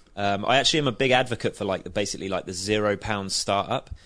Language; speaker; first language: English; native; English